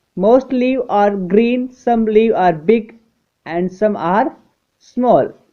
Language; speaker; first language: Hindi; native; Hindi